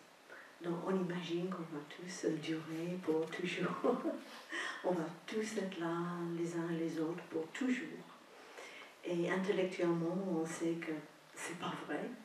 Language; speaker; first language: French; non-native, fluent; English